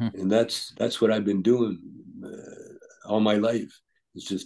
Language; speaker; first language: English; native; English